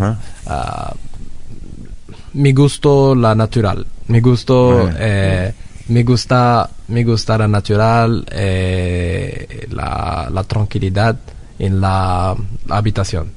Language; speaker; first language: Spanish; non-native, learner; Arabic